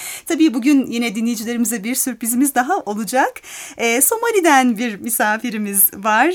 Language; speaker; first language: Turkish; native; Turkish